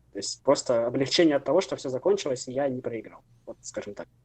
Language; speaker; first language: Russian; native; Russian